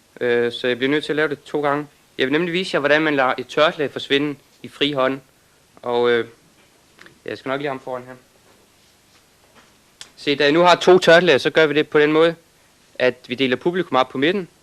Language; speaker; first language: Danish; native; Danish